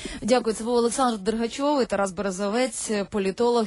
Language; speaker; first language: Ukrainian; native; Ukrainian